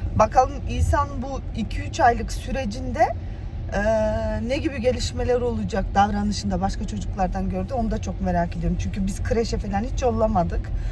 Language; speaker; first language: Turkish; early bilingual, heritage; Turkish